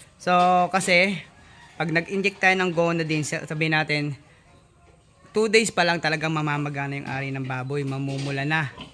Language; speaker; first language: Filipino; native; Filipino